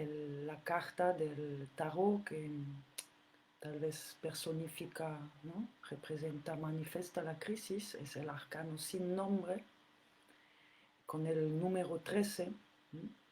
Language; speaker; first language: Spanish; non-native, fluent; French